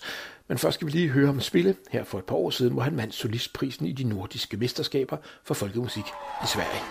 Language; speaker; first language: Danish; native; Danish